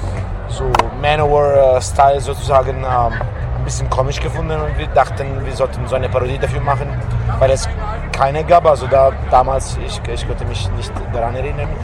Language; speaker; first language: German; non-native, fluent; Italian